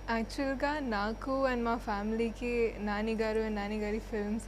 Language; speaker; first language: Telugu; non-native, fluent; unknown